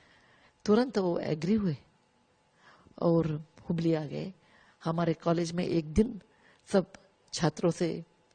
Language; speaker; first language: Hindi; non-native, local second language; Kannada